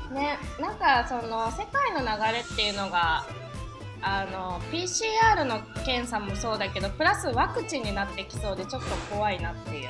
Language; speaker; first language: Japanese; native; Japanese